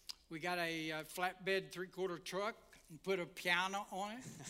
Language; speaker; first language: English; native; English